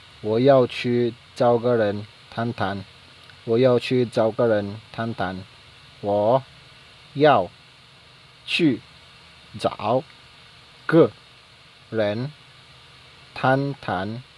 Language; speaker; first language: Chinese; non-native, fluent; Filipino